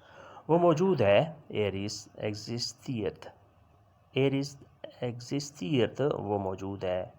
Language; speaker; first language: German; non-native, learner; Urdu